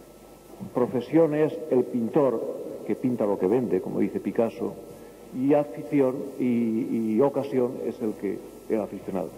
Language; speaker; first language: Spanish; native; Spanish